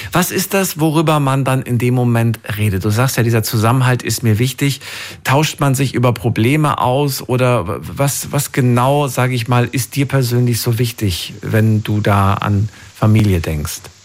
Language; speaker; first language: German; native; German